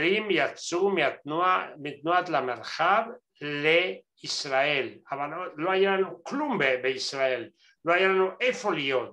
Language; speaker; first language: Hebrew; non-native, fluent; Spanish